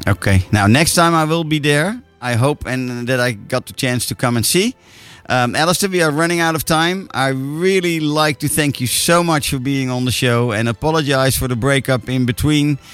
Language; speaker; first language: English; non-native, fluent; Dutch